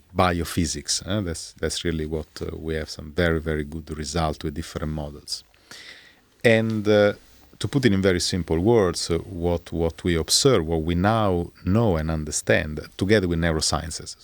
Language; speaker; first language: English; non-native, fluent; Italian